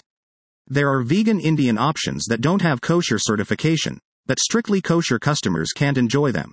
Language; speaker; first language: English; early bilingual, other home language; Persian